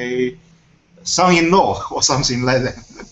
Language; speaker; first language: English; non-native, fluent; Chinese